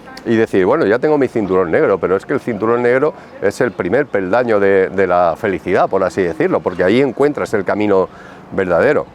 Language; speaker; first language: Spanish; native; Spanish